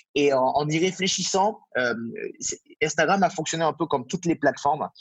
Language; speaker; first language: French; native; French